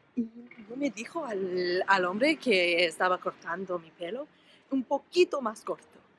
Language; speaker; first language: Spanish; non-native, learner; English